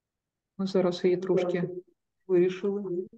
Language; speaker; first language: Ukrainian; native; Ukrainian